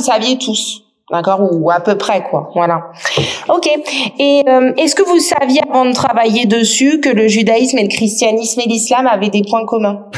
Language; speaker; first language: French; native; French